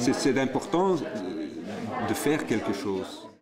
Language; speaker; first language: French; non-native, local second language; Dutch